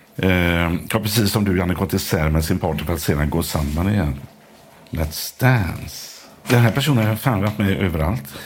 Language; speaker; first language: Swedish; native; Swedish